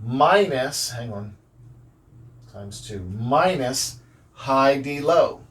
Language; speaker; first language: English; native; English